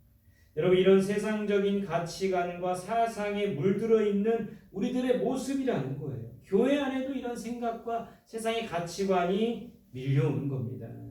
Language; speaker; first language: Korean; native; Korean